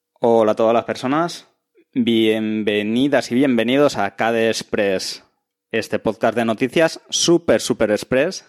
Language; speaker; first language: Spanish; native; Spanish